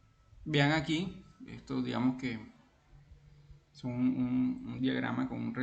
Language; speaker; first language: Spanish; native; Spanish